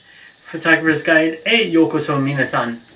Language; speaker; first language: Japanese; non-native, learner; English